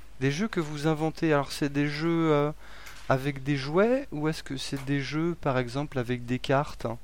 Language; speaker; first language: French; native; French